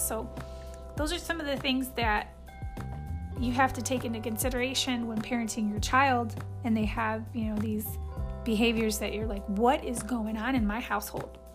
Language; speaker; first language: English; native; English